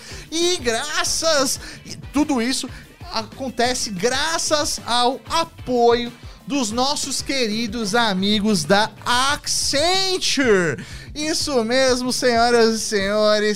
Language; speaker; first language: Portuguese; native; Portuguese